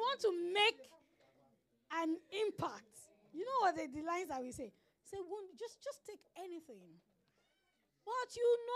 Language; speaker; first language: English; non-native, local second language; Yoruba